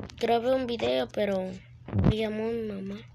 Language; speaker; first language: Spanish; early bilingual, heritage; Spanish